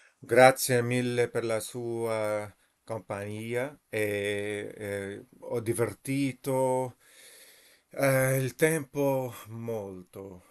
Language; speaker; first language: Italian; non-native, learner; English